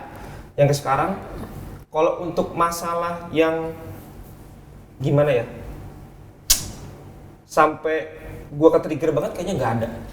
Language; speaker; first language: Indonesian; native; Indonesian